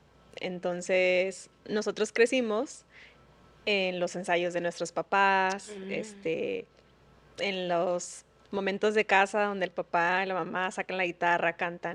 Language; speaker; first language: Spanish; native; Spanish